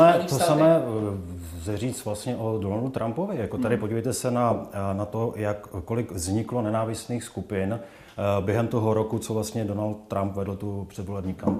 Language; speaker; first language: Czech; native; Czech